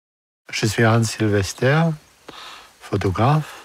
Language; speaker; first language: French; non-native, fluent; German